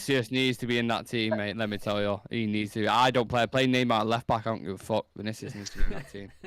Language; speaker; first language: English; native; English